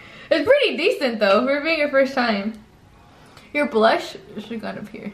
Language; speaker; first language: English; early bilingual, other home language; Spanish